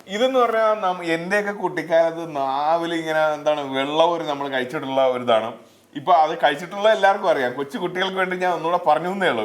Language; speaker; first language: Malayalam; native; Malayalam